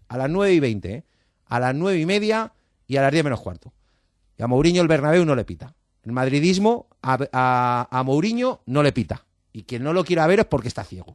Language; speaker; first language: Spanish; native; Spanish